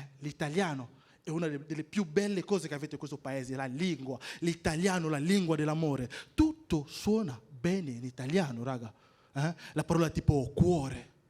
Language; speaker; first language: Italian; non-native, fluent; French